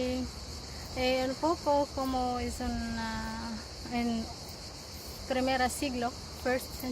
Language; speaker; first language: Spanish; non-native, learner; Filipino